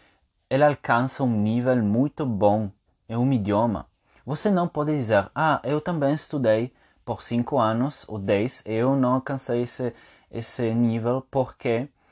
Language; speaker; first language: Portuguese; non-native, fluent; Italian